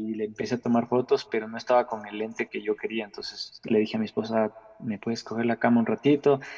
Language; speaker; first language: Spanish; native; Spanish